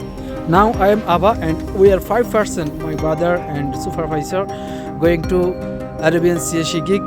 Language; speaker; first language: English; non-native, learner; Bangla